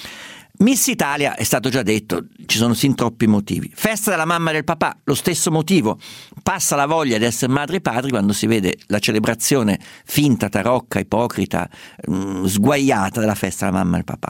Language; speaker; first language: Italian; native; Italian